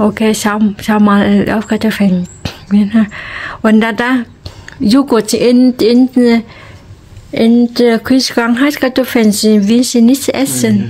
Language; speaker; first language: German; non-native, learner; Vietnamese